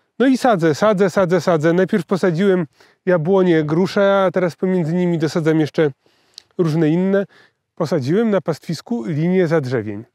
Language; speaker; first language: Polish; native; Polish